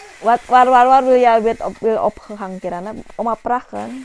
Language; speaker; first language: Dutch; non-native, learner; Indonesian